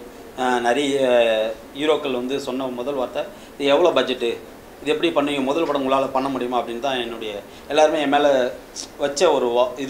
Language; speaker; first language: Tamil; native; Tamil